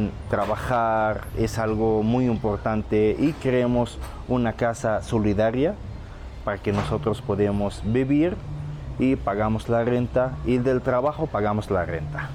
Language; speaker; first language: Spanish; non-native, fluent; Arabic